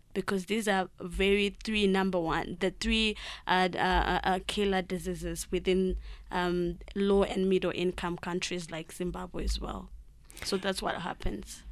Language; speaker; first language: English; non-native, local second language; Shona